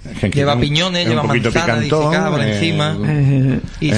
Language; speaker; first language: Spanish; native; Spanish